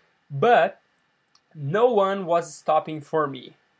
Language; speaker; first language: English; non-native, fluent; Portuguese